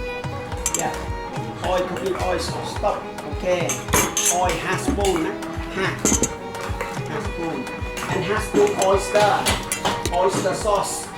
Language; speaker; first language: English; non-native, learner; Khmer